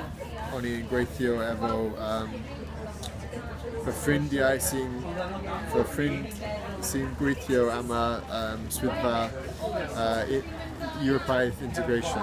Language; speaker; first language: Welsh; non-native, learner; English